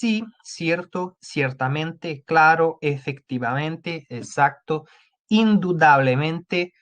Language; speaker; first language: Spanish; non-native, fluent; Portuguese